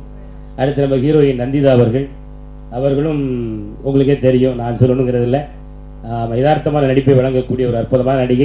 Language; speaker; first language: Tamil; native; Tamil